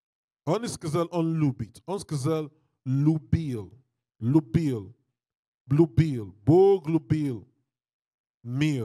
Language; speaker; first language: Russian; non-native, learner; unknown